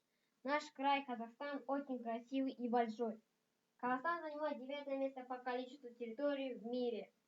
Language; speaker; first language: Russian; non-native, local second language; Kazakh